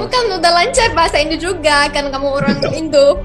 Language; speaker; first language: Indonesian; non-native, fluent; Arabic